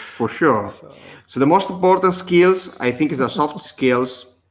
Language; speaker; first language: English; non-native, learner; Italian